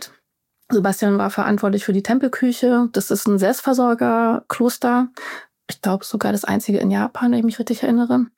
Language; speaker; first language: German; native; German